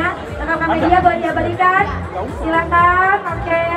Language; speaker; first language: Indonesian; native; Indonesian